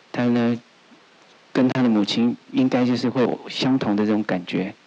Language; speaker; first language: Chinese; native; Chinese